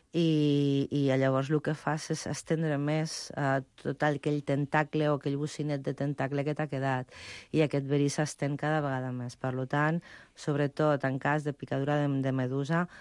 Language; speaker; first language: Catalan; non-native, local second language; Spanish